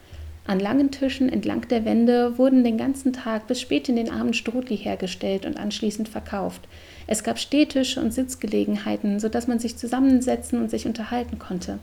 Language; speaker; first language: German; native; German